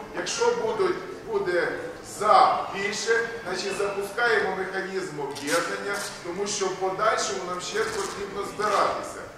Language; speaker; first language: Ukrainian; native; Ukrainian